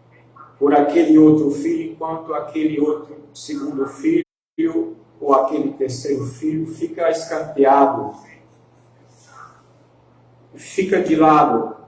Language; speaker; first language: Portuguese; native; Portuguese